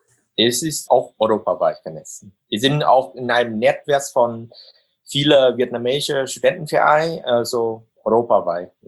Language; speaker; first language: German; non-native, fluent; Vietnamese